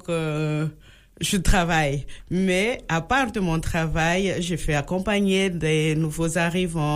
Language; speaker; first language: French; non-native, learner; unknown